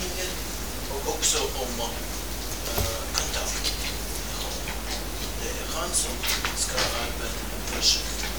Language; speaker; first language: Swedish; non-native, fluent; Russian